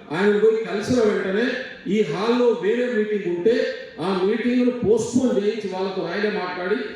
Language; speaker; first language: Telugu; non-native, local second language; Lambadi